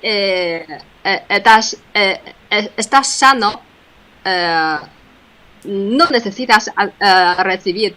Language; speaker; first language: Spanish; non-native, fluent; Chinese